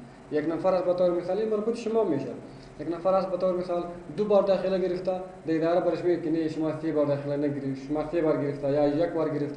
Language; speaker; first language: Persian; non-native, local second language; Pashto